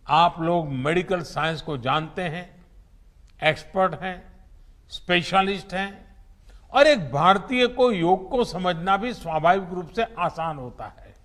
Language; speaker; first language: Hindi; native; Hindi